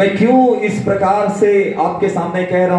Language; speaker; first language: Hindi; native; Hindi